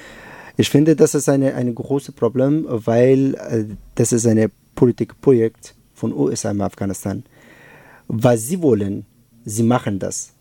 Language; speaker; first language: German; non-native, learner; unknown